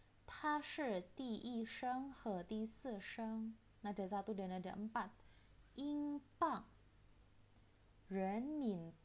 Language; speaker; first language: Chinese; non-native, fluent; Indonesian